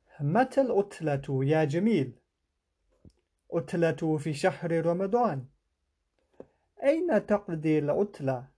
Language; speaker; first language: Arabic; non-native, fluent; English